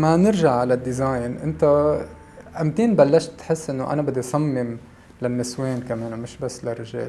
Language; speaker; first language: Arabic; native; Arabic